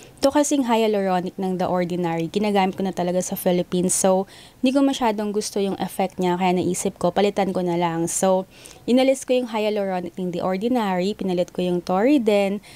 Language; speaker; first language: Filipino; native; Filipino